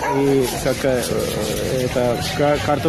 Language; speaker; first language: Russian; non-native, learner; Hindi